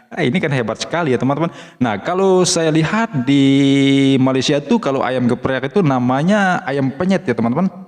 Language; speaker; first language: Indonesian; native; Indonesian